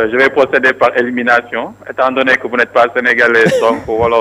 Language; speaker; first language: French; non-native, local second language; Wolof